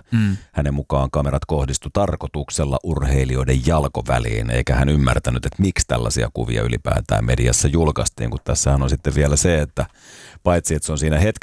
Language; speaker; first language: Finnish; native; Finnish